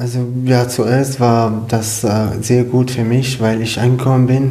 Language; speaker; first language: German; non-native, learner; Arabic